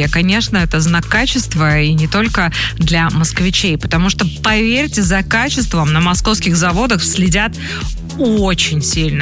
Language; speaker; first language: Russian; native; Russian